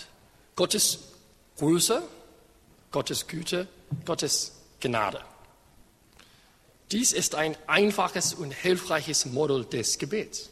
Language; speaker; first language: German; non-native, fluent; English